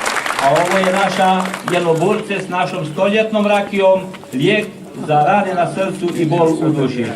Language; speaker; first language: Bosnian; early bilingual, heritage; Bosnian